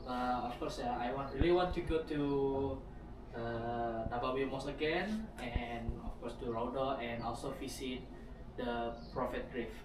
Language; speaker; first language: English; non-native, learner; Indonesian